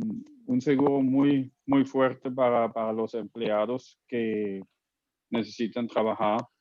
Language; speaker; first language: Spanish; non-native, fluent; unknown